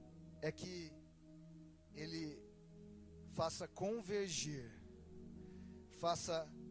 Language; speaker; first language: Portuguese; native; Portuguese